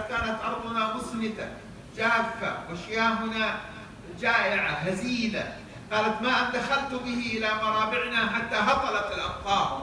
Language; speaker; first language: Arabic; native; Arabic